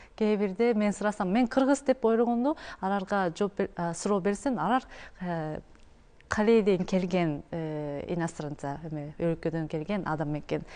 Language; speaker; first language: Kyrgyz; non-native, learner; Japanese